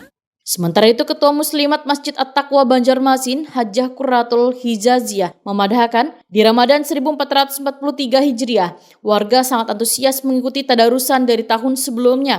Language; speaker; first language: Indonesian; non-native, local second language; Banjar